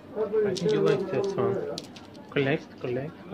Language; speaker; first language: English; non-native, fluent; Turkish